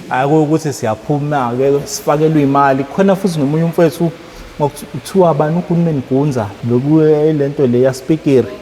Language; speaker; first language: Zulu; native; Zulu